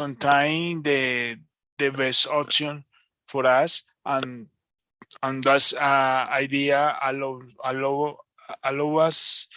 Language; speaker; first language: English; non-native, learner; Spanish